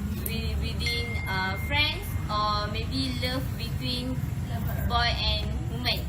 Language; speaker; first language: English; non-native, local second language; Malay